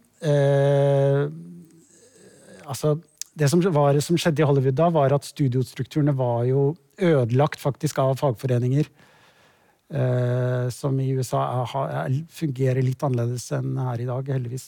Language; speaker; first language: Norwegian; native; Norwegian